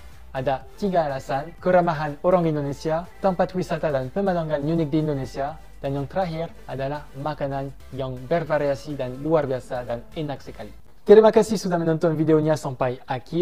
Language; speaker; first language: Indonesian; non-native, fluent; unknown